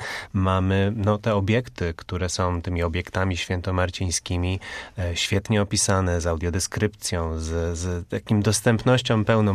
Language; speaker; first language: Polish; native; Polish